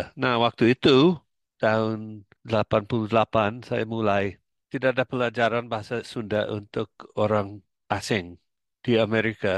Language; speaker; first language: Indonesian; non-native, fluent; English